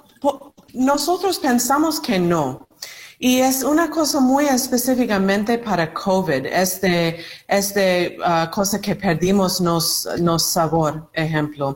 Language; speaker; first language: Spanish; non-native, learner; English